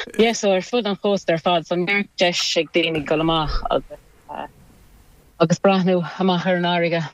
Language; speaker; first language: Irish; non-native, local second language; English